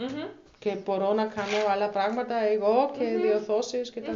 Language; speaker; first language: Greek; non-native, learner; German